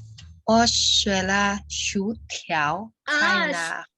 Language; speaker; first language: Chinese; non-native, learner; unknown